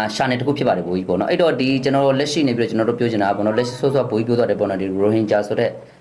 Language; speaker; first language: Burmese; native; Burmese